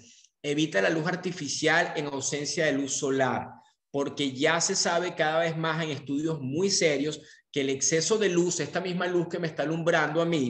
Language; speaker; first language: Spanish; native; Spanish